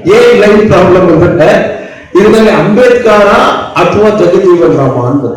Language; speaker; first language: Kannada; non-native, local second language; Tamil